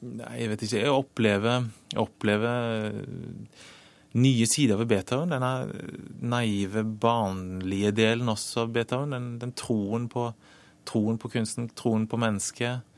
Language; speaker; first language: Norwegian; native; Norwegian